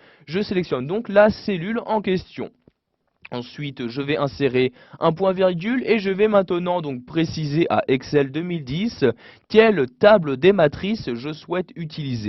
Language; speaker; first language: French; native; French